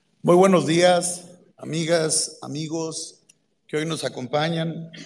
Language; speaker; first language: Spanish; native; Spanish